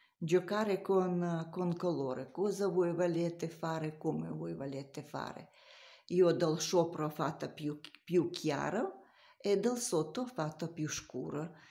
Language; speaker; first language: Italian; non-native, learner; Russian